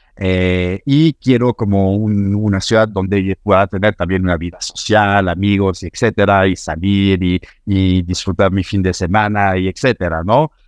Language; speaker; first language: Spanish; non-native, fluent; French